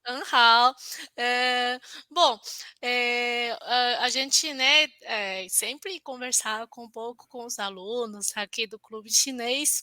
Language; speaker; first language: Portuguese; non-native, fluent; Chinese